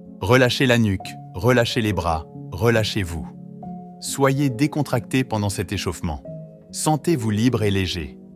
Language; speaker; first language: French; native; French